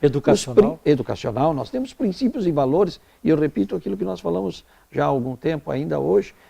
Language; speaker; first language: Portuguese; native; Portuguese